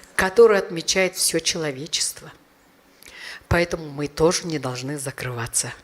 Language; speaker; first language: Russian; non-native, local second language; Uyghur